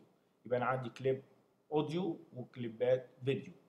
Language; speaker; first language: Arabic; native; Arabic